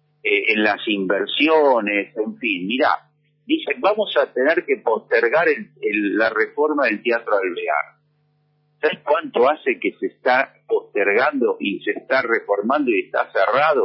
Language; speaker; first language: Spanish; native; Spanish